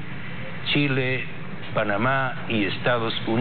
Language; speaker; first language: Spanish; native; Spanish